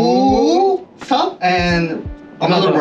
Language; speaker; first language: English; non-native, learner; Korean